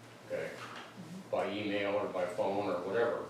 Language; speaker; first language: English; native; English